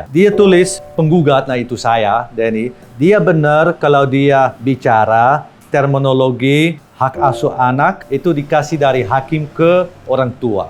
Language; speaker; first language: Indonesian; non-native, learner; Dutch